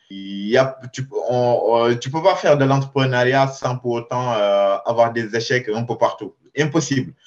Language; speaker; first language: French; non-native, local second language; Wolof